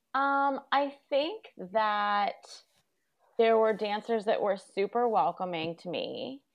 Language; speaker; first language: English; native; English